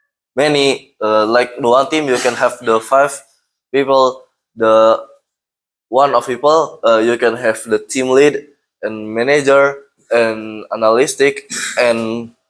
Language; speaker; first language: English; non-native, learner; Indonesian